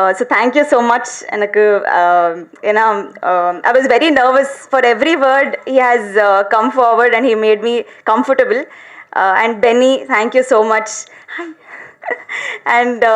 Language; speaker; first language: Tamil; non-native, learner; Telugu